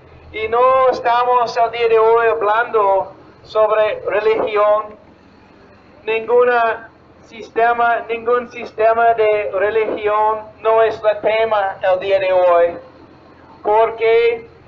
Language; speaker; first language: Spanish; non-native, fluent; English